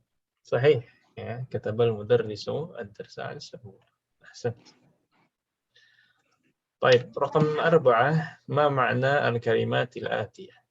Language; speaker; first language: Arabic; non-native, fluent; Indonesian